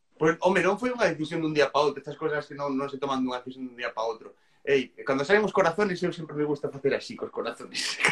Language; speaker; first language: Galician; native; Galician